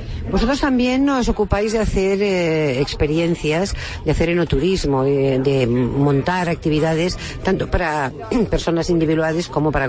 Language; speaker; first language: Spanish; non-native, local second language; Catalan